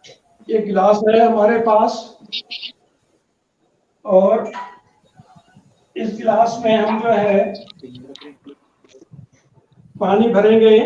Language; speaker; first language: Hindi; native; Hindi